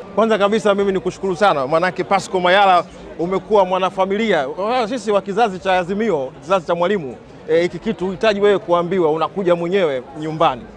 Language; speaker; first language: Swahili; native; Swahili